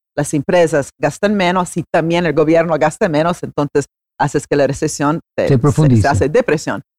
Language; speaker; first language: Spanish; non-native, fluent; Italian